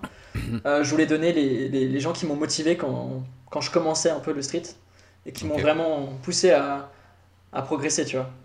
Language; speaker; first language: French; native; French